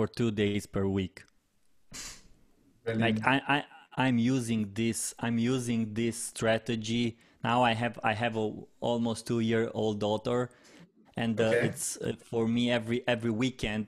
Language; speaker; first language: English; non-native, fluent; Romanian